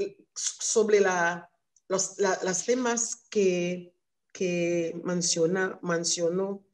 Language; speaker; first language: Spanish; non-native, learner; Haitian Creole